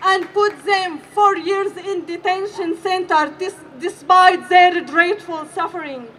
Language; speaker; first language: English; non-native, fluent; Arabic